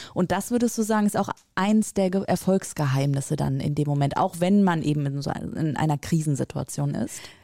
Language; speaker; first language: German; native; German